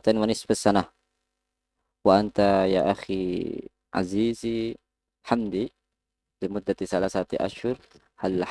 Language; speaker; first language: Arabic; non-native, learner; Indonesian